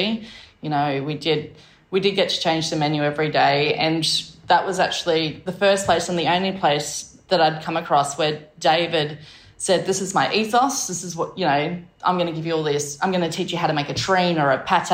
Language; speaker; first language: English; native; English